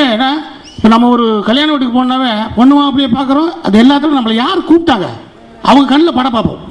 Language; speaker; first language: Tamil; native; Tamil